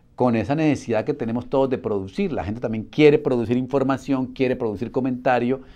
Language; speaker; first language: Spanish; native; Spanish